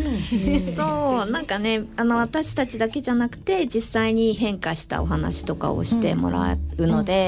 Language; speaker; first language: Japanese; native; Japanese